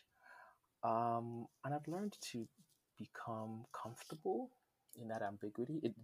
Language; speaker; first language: English; non-native, local second language; Yoruba